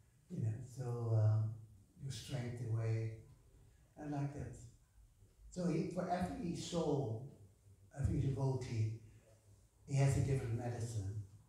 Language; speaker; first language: English; non-native, fluent; Dutch